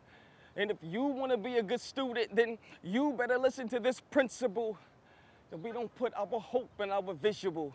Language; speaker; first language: English; native; English